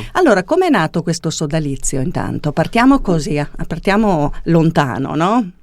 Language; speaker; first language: Italian; native; Italian